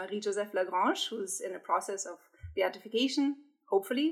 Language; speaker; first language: English; non-native, fluent; German